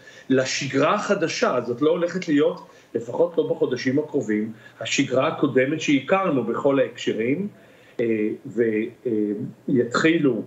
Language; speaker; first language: Hebrew; native; Hebrew